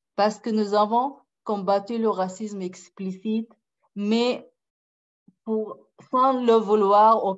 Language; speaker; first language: French; non-native, fluent; Arabic